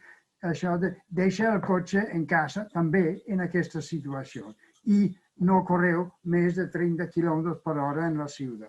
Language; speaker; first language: Catalan; non-native, fluent; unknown